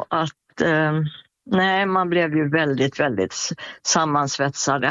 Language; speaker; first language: Swedish; native; Swedish